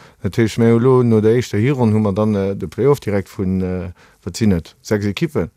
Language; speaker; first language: Luxembourgish; native; Luxembourgish